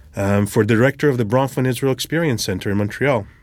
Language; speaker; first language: English; early bilingual, other home language; Hebrew